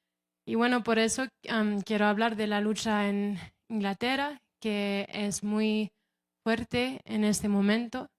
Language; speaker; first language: Spanish; non-native, fluent; English